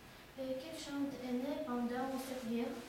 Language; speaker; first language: French; non-native, learner; Russian